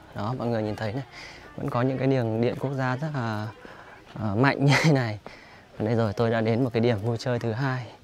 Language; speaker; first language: Vietnamese; native; Vietnamese